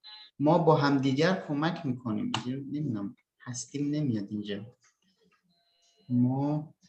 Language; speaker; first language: Persian; non-native, fluent; Indonesian